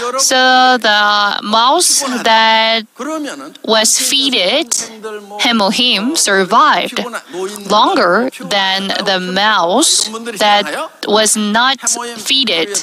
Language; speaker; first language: English; non-native, fluent; Korean